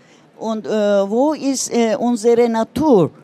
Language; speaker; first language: German; non-native, learner; Turkish